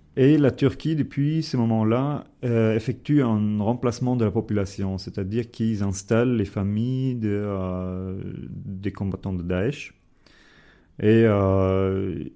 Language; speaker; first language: French; non-native, fluent; German